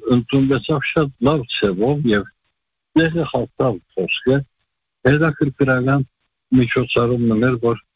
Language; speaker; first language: Armenian; native; Armenian